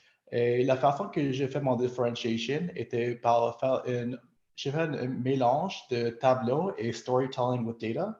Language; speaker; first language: French; non-native, local second language; English